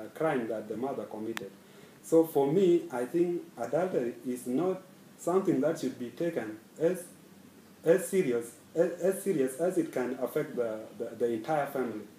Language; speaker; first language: English; non-native, fluent; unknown